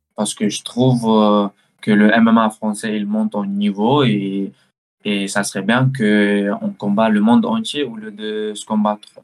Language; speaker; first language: French; early bilingual, other home language; Chechen